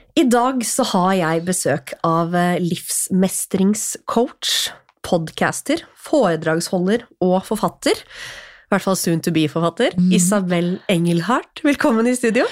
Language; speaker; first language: Norwegian; native; Norwegian